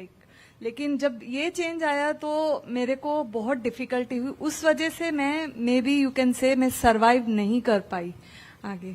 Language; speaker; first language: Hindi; non-native, local second language; Punjabi